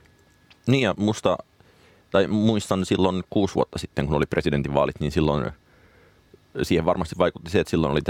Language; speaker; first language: Finnish; native; Finnish